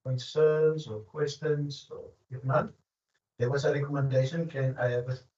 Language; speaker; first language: English; non-native, local second language; Afrikaans